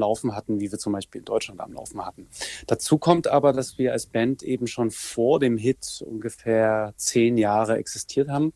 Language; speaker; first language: German; native; German